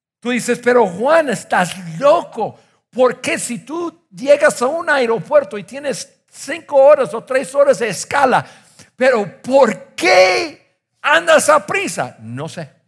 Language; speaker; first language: Spanish; non-native, fluent; English